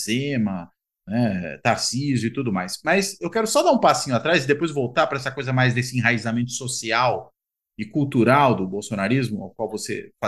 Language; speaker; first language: Portuguese; native; Portuguese